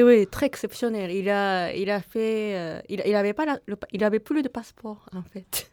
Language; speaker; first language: French; non-native, fluent; Japanese